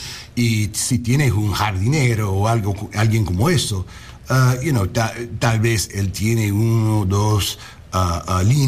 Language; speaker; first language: Spanish; non-native, learner; English